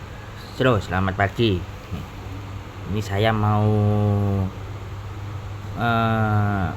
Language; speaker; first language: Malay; non-native, local second language; Javanese